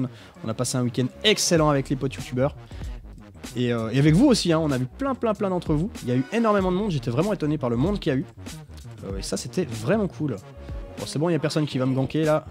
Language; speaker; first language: French; native; French